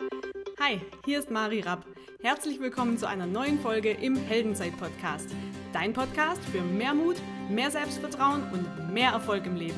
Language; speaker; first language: German; native; German